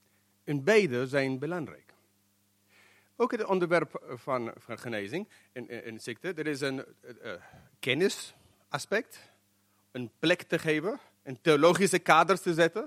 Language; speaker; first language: Dutch; non-native, fluent; English